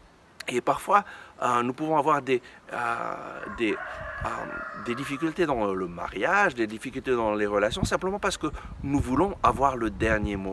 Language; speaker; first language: French; native; French